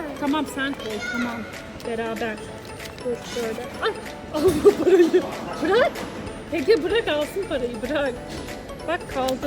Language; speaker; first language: Turkish; native; Turkish